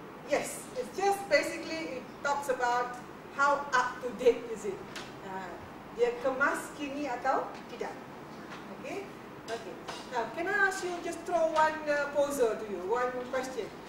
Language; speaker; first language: English; non-native, local second language; Malay